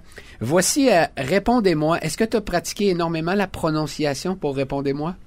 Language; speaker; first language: French; native; French